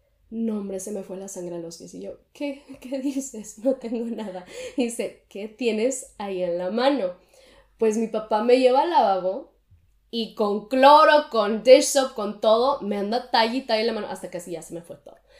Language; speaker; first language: Spanish; early bilingual, heritage; Spanish